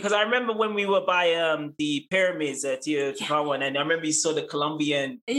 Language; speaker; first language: English; native; English